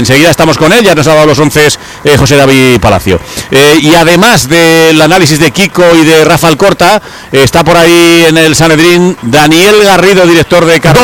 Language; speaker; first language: Spanish; native; Spanish